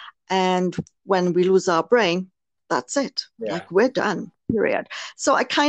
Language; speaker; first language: English; native; English